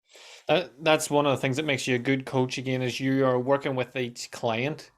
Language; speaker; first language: English; native; English